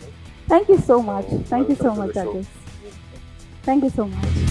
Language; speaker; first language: Kannada; non-native, local second language; Tulu